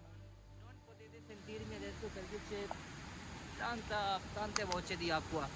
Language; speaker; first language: Italian; non-native, learner; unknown